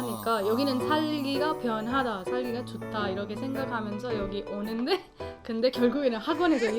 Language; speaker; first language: Korean; non-native, fluent; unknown